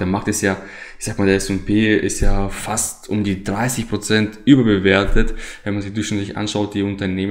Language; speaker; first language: German; native; German